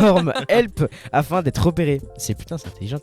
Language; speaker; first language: French; native; French